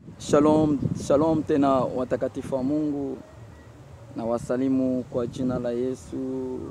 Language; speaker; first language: Swahili; native; Swahili